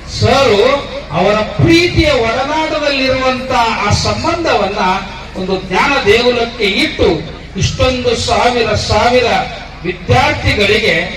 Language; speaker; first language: Kannada; native; Kannada